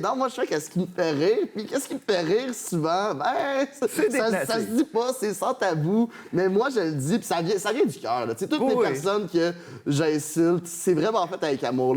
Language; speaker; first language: French; native; French